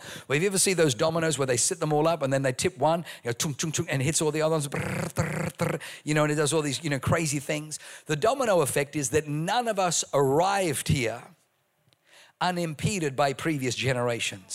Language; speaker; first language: English; non-native, local second language; German